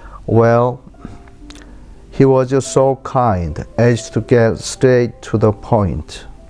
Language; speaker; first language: English; non-native, fluent; Korean